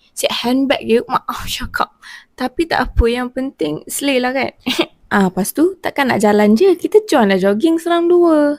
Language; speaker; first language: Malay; native; Malay